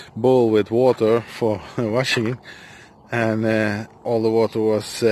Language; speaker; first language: English; non-native, fluent; Dutch